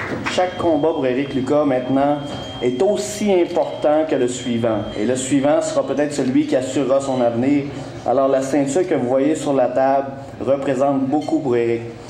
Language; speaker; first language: French; native; French